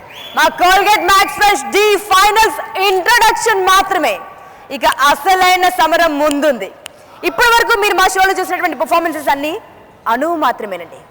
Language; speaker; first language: Telugu; native; Telugu